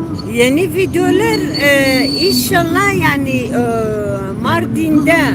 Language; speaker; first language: Turkish; non-native, local second language; Kurdish